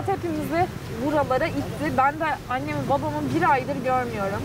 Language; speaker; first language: Turkish; native; Turkish